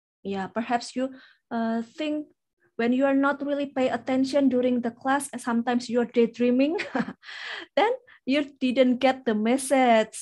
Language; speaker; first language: English; non-native, fluent; Indonesian